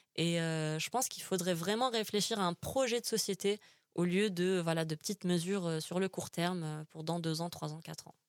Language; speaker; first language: French; non-native, local second language; Arabic